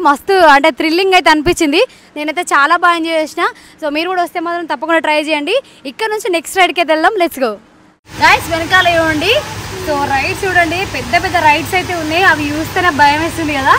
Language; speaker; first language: Telugu; native; Telugu